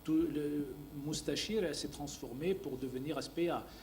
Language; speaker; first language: French; non-native, local second language; Arabic